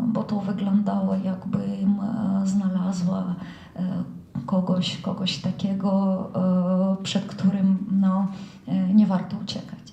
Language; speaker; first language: Polish; non-native, fluent; Russian